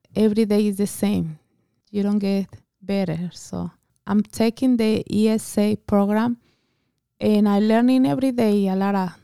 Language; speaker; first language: English; non-native, learner; Spanish